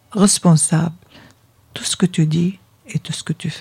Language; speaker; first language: French; non-native, fluent; Arabic